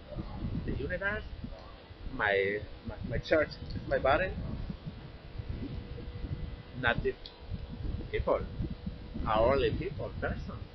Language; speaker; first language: English; non-native, learner; Spanish